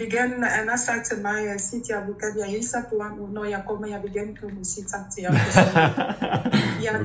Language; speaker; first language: Danish; non-native, local second language; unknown